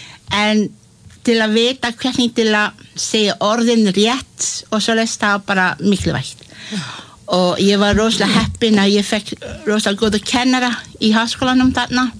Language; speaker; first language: Icelandic; non-native, fluent; English